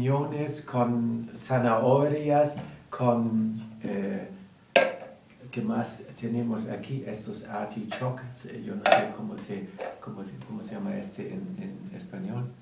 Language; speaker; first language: Spanish; non-native, learner; German